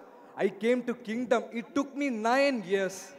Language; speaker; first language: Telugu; non-native, learner; Malayalam